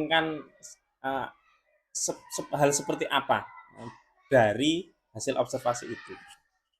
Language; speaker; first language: Indonesian; native; Indonesian